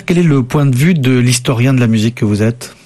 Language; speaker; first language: French; native; French